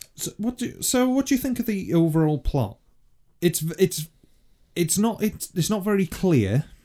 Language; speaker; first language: English; native; English